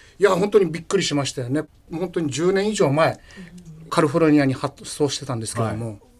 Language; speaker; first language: Japanese; native; Japanese